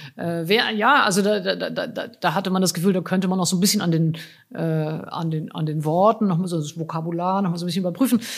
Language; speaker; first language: German; native; German